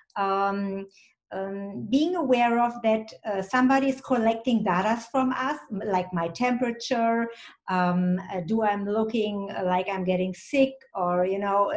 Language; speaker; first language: English; non-native, fluent; German